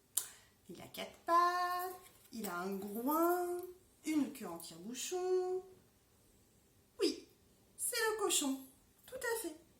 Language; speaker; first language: French; native; French